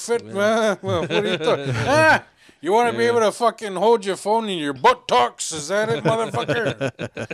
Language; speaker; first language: English; native; English